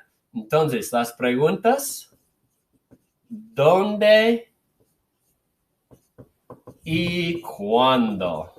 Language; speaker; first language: Spanish; non-native, fluent; English